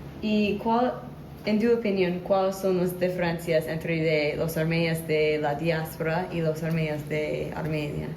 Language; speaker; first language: Spanish; non-native, learner; English